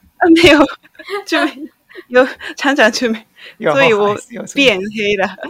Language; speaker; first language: Chinese; non-native, learner; Japanese